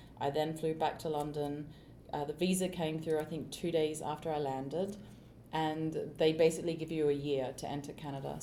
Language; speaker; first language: English; native; English